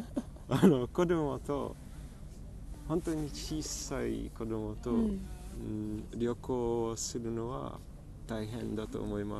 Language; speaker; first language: Japanese; non-native, learner; Czech